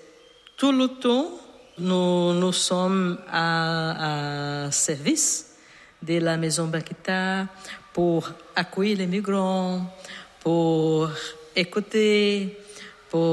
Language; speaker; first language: French; non-native, learner; Portuguese